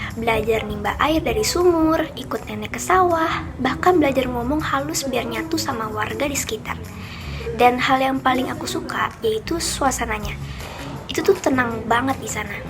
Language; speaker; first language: Indonesian; native; Indonesian